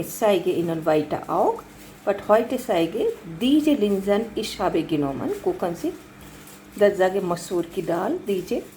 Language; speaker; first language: German; non-native, learner; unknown